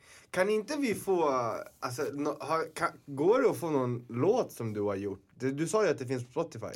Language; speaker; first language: Swedish; native; Swedish